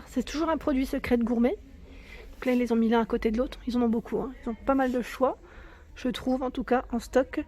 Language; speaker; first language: French; native; French